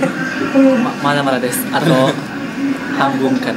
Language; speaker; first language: Japanese; non-native, learner; Indonesian